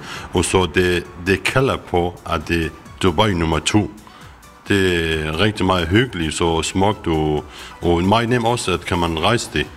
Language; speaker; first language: Danish; non-native, learner; Kurdish